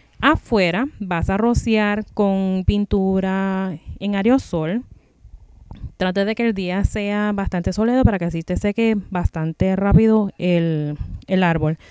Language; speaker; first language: Spanish; native; Spanish